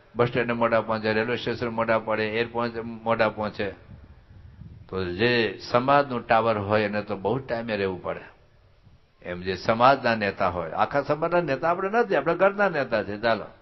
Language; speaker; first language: Gujarati; native; Gujarati